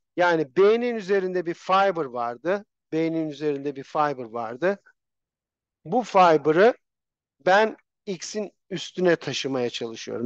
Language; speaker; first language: Turkish; native; Turkish